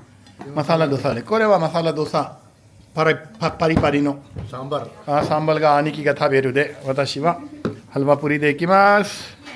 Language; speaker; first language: Japanese; non-native, fluent; Urdu